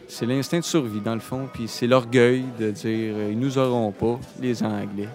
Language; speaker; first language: French; native; French